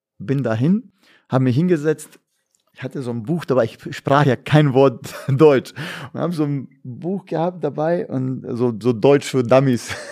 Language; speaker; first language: German; non-native, fluent; Bosnian